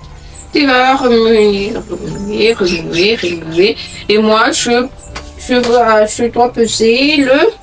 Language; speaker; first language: French; non-native, local second language; Malagasy